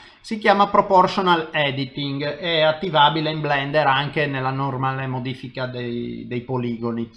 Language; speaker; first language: Italian; native; Italian